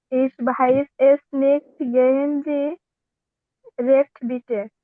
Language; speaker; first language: German; non-native, learner; Bangla